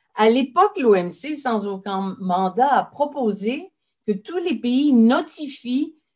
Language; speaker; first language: French; native; French